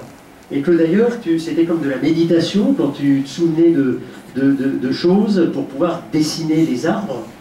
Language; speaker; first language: French; native; French